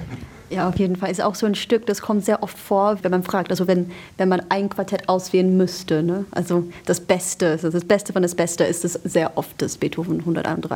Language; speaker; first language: German; non-native, fluent; English